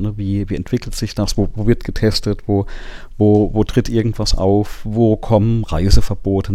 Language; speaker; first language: German; native; German